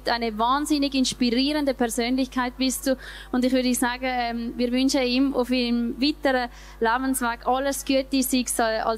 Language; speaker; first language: German; native; German